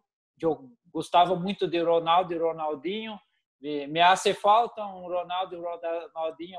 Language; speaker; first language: Spanish; non-native, learner; Portuguese